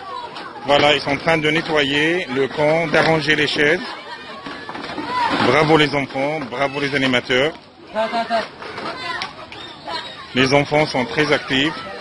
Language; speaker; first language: French; non-native, fluent; Arabic